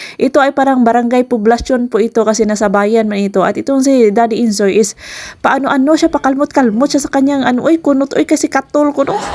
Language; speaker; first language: Filipino; non-native, local second language; Cebuano